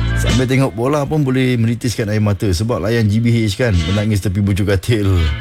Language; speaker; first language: Malay; native; Malay